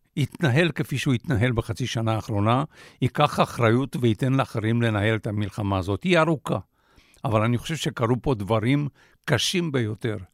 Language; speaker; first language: Hebrew; non-native, fluent; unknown